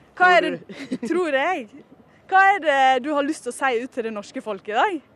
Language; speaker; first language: Norwegian; native; Norwegian